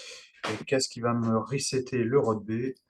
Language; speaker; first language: French; native; French